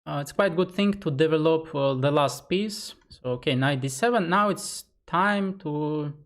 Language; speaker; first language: English; non-native, fluent; Russian